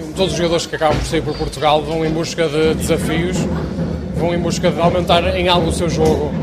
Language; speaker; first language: Portuguese; native; Portuguese